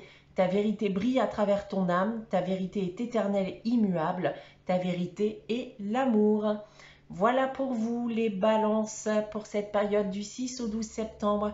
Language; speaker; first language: French; native; French